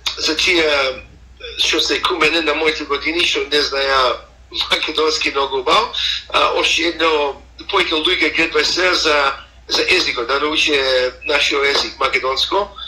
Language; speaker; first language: Macedonian; early bilingual, heritage; Macedonian